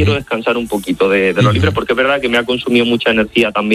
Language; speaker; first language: Spanish; native; Spanish